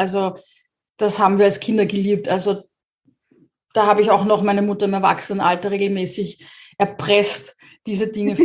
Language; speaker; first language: German; native; German